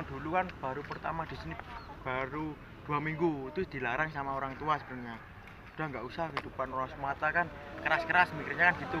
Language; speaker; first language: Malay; non-native, local second language; Javanese